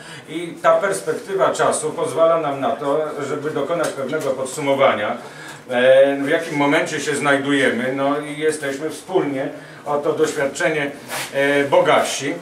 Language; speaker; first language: Polish; native; Polish